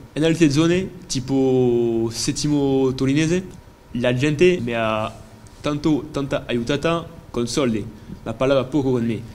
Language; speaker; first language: Italian; non-native, fluent; French